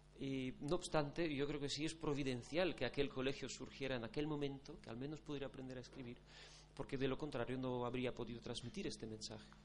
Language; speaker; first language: Spanish; non-native, fluent; Polish